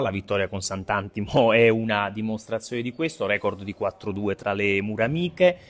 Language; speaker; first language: Italian; native; Italian